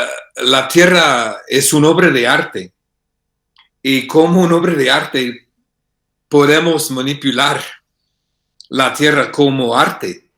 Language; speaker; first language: Spanish; non-native, fluent; English